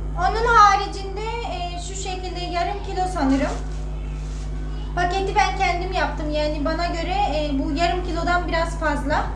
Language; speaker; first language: Turkish; native; Turkish